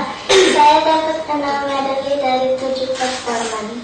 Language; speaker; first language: Indonesian; early bilingual, other home language; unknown